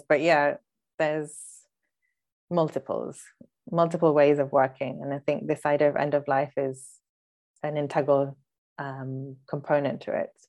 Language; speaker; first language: English; early bilingual, other home language; Hindi